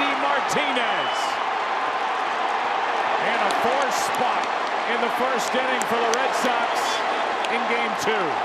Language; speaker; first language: English; native; English